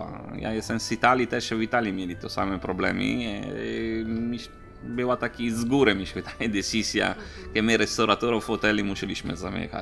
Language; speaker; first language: Polish; non-native, learner; Italian